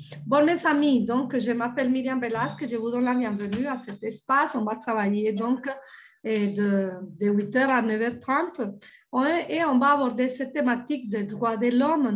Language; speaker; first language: French; non-native, fluent; Spanish